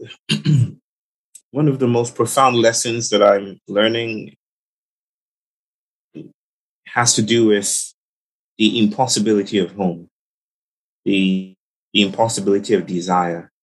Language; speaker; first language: English; non-native, local second language; Yoruba